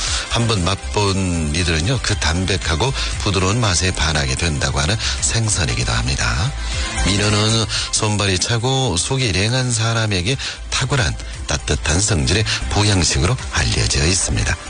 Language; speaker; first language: Korean; native; Korean